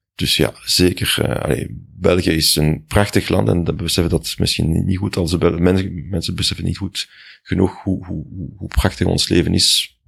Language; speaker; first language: Dutch; non-native, local second language; French